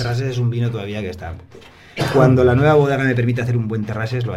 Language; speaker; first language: Spanish; native; Spanish